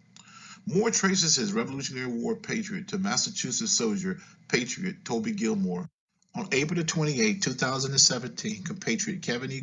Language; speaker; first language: English; native; English